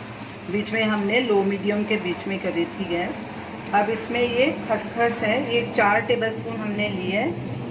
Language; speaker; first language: Hindi; native; Hindi